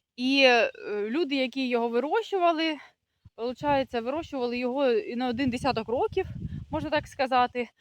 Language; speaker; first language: Ukrainian; non-native, local second language; Russian